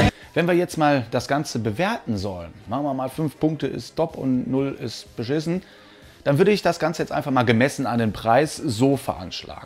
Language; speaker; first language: German; native; German